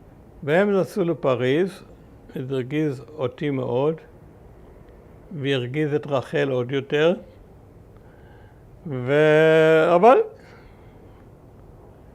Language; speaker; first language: Hebrew; early bilingual, other home language; German